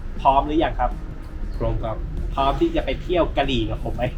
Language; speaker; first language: Thai; native; Thai